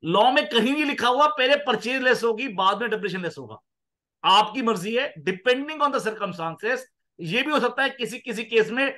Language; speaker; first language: Hindi; non-native, local second language; Punjabi